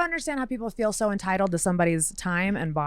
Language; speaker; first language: English; native; English